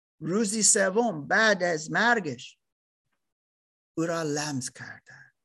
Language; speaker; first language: Persian; non-native, learner; German